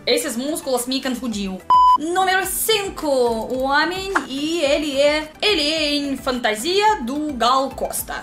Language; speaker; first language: Portuguese; non-native, learner; Russian